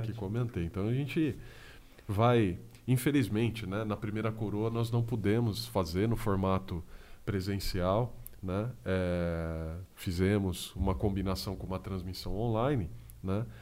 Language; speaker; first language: Portuguese; native; Portuguese